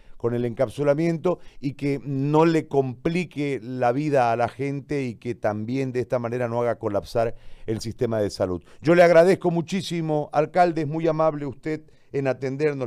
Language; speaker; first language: Spanish; native; Spanish